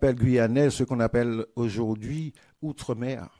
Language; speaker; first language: French; native; French